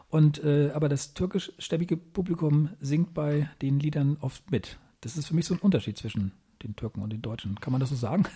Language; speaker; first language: German; native; German